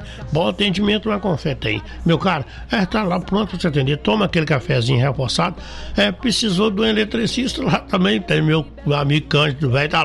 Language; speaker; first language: Portuguese; native; Portuguese